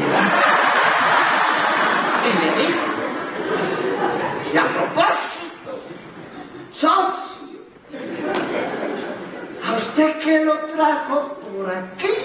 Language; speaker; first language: Spanish; native; Spanish